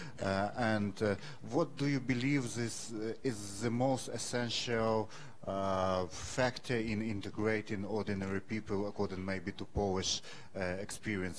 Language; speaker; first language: English; non-native, fluent; Ukrainian